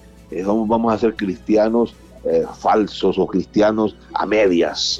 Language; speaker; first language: Spanish; native; Spanish